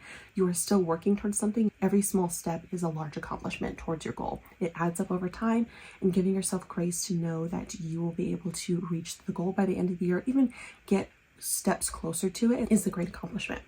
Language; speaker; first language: English; native; English